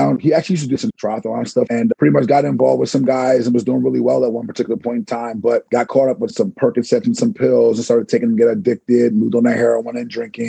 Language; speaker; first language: English; native; English